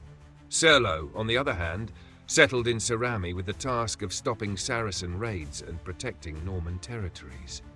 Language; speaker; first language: English; non-native, fluent; Italian